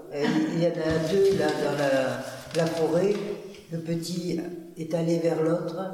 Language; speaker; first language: French; native; French